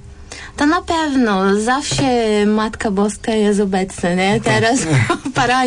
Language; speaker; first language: Polish; non-native, fluent; Portuguese